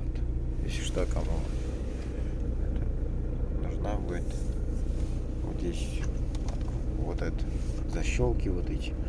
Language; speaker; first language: Russian; non-native, local second language; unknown